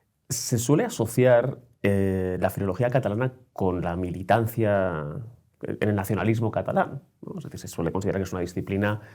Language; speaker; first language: Spanish; native; Spanish